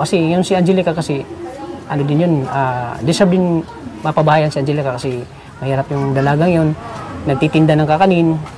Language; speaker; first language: Filipino; non-native, local second language; Cebuano